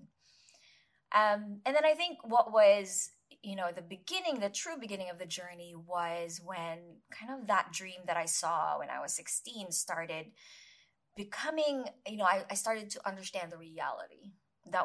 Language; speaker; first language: English; non-native, local second language; Filipino